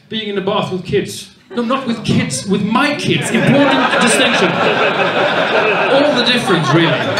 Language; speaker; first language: English; non-native, fluent; Swedish